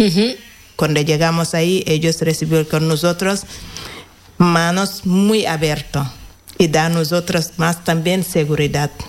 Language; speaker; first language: Spanish; non-native, learner; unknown